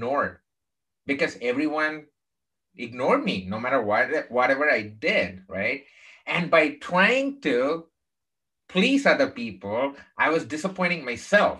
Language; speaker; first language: English; non-native, local second language; Tamil